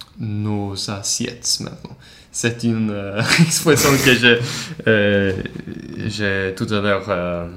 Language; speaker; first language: French; non-native, learner; Swedish